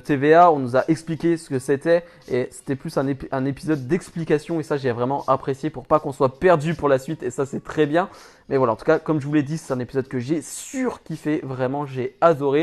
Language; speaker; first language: French; native; French